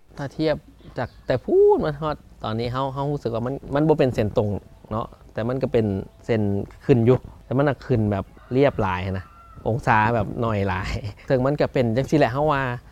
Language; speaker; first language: Lao; early bilingual, heritage; Lao